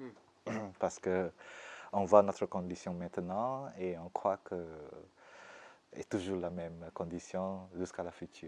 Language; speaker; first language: French; non-native, fluent; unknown